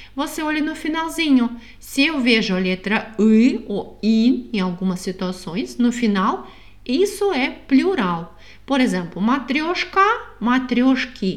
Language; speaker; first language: Portuguese; non-native, fluent; Russian